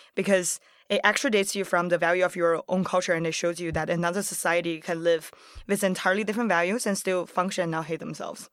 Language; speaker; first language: English; early bilingual, other home language; Chinese